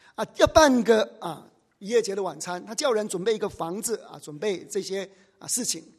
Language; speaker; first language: Chinese; native; Chinese